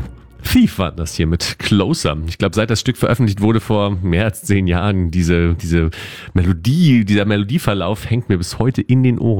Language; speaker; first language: German; native; German